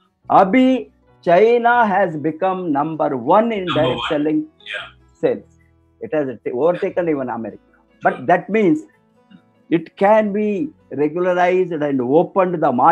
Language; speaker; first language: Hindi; non-native, local second language; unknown